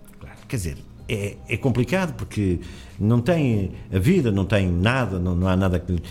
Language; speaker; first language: Portuguese; native; Portuguese